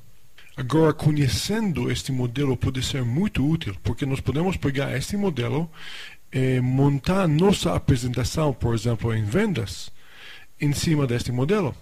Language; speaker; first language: Portuguese; non-native, fluent; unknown